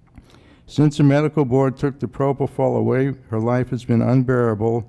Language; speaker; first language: English; native; English